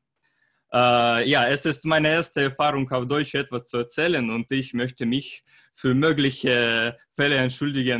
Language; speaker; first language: German; non-native, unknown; Russian